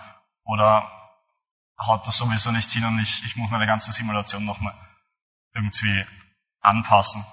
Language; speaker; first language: German; native; German